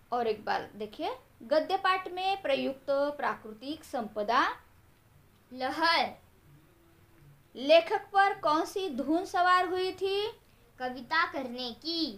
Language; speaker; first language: Hindi; non-native, local second language; Marathi